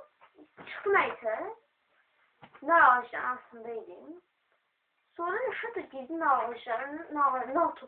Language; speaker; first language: Turkish; non-native, learner; Azerbaijani